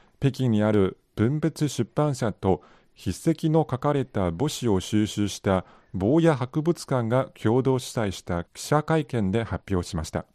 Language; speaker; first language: Japanese; non-native, fluent; Chinese